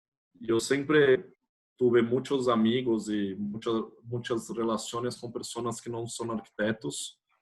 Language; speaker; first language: Spanish; non-native, fluent; Portuguese